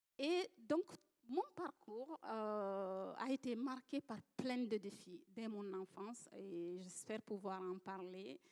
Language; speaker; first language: French; non-native, local second language; Fula